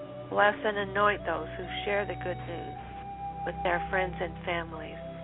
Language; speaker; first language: English; native; English